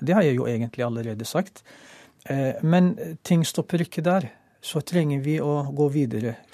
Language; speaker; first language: Norwegian; non-native, fluent; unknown